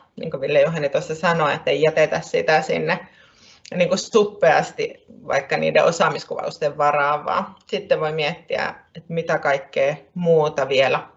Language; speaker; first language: Finnish; native; Finnish